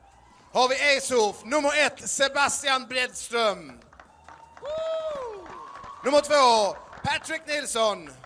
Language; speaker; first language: Swedish; native; Swedish